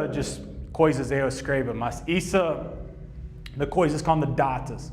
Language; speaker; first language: Portuguese; non-native, learner; English